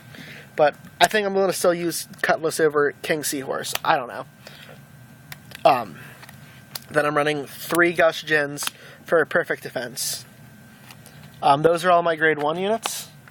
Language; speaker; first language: English; native; English